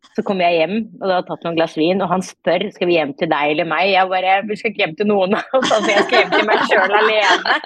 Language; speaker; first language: Norwegian; early bilingual, other home language; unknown